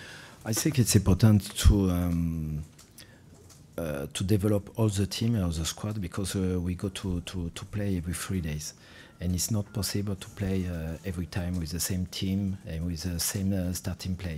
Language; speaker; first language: English; non-native, fluent; French